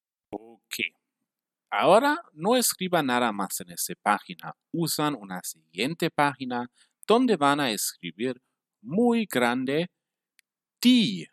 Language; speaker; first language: Spanish; non-native, fluent; German